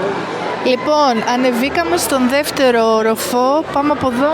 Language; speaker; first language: Greek; native; Greek